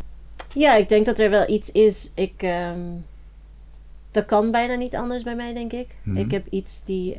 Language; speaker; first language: Dutch; non-native, fluent; English